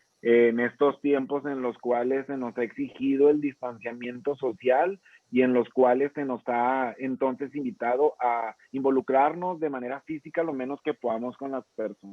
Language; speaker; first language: Spanish; native; Spanish